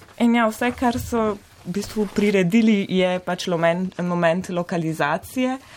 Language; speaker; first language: Slovenian; native; Slovenian